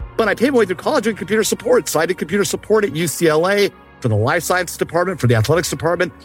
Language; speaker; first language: English; early bilingual, other home language; Hindi